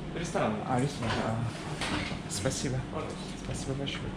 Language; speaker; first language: Russian; non-native, learner; Korean